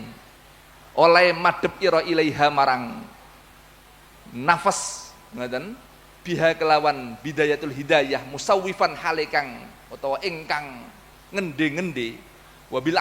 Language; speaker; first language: Indonesian; non-native, local second language; Javanese